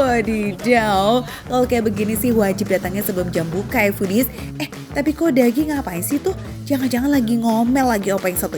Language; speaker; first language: Indonesian; native; Indonesian